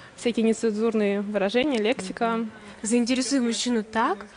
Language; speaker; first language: Russian; native; Russian